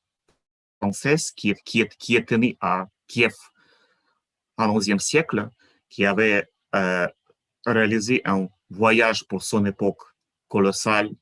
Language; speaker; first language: French; non-native, fluent; Ukrainian